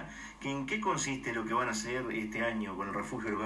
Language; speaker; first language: Spanish; native; Spanish